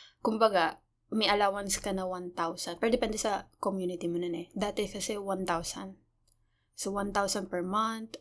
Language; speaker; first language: Filipino; native; Filipino